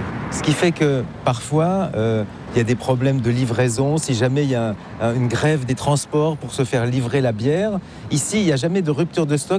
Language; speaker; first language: French; native; French